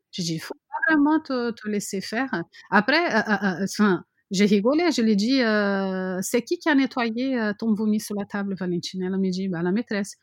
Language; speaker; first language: French; non-native, fluent; Portuguese